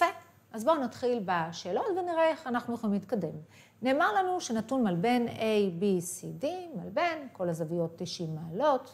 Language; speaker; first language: Hebrew; native; Hebrew